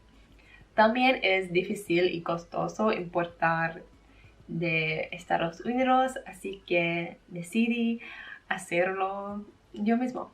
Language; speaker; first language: Spanish; non-native, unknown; English